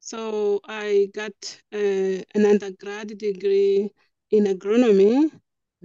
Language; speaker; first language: English; non-native, local second language; Kinyarwanda